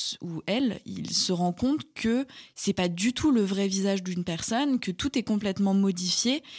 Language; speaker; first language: French; native; French